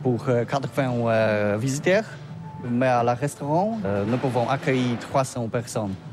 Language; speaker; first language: French; non-native, learner; Polish